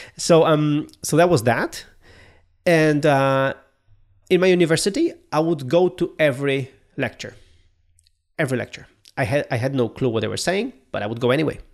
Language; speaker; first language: English; non-native, fluent; Polish